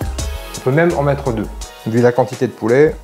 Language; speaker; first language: French; native; French